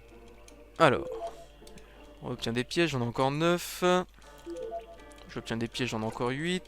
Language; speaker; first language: French; native; French